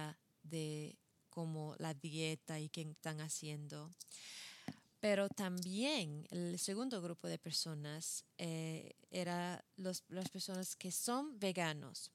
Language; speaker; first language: Spanish; non-native, fluent; English